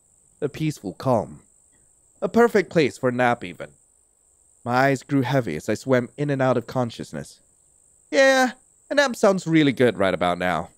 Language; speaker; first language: English; native; English